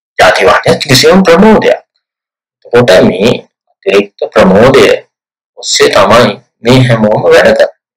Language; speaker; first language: Sinhala; native; Sinhala